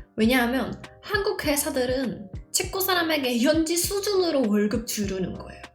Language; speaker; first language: Korean; non-native, fluent; Czech